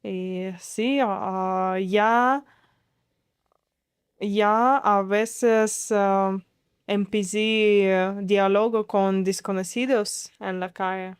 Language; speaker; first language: Spanish; non-native, learner; Russian